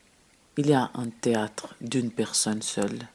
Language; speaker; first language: French; non-native, fluent; Portuguese